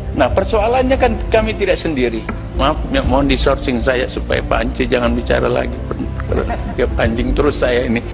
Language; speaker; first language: Indonesian; native; Indonesian